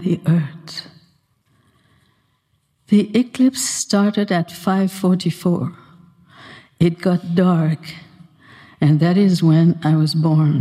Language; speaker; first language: English; native; English